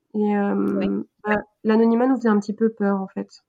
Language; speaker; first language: French; native; French